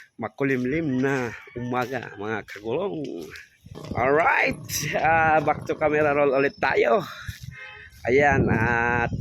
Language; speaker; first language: Filipino; native; Filipino